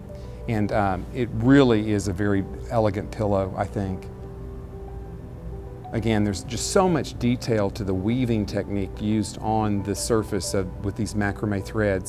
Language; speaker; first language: English; native; English